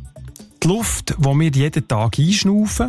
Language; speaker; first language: German; native; German